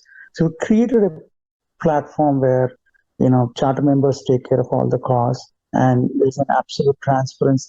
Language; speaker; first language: English; non-native, local second language; Telugu